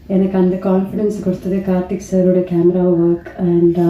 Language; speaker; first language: Tamil; native; Tamil